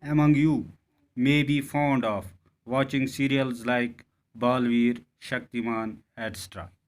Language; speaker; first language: English; non-native, local second language; Urdu